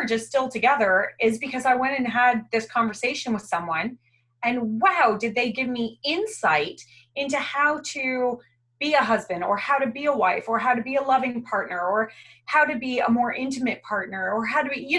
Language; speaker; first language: English; native; English